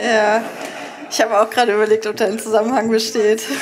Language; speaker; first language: German; native; German